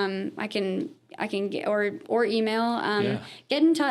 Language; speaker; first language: English; native; English